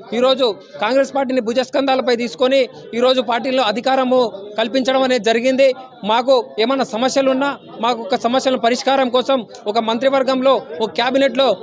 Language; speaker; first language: Telugu; non-native, local second language; Lambadi